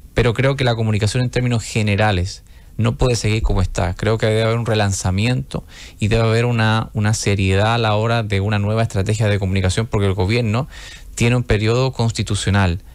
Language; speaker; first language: Spanish; native; Spanish